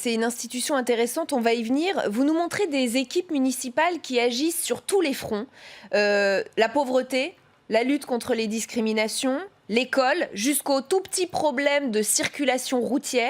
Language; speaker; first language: French; native; French